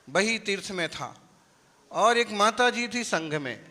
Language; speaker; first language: Hindi; non-native, local second language; Gujarati